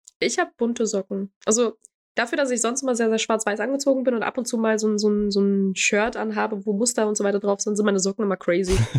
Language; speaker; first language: German; early bilingual, other home language; Croatian